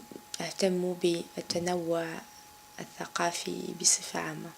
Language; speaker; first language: Arabic; non-native, local second language; Kabyle